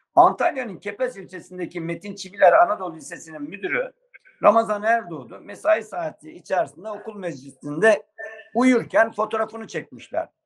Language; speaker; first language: Turkish; native; Turkish